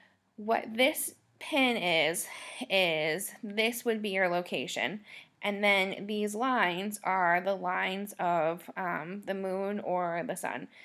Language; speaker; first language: English; native; English